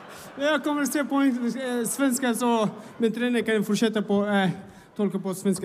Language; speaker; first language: Swedish; non-native, fluent; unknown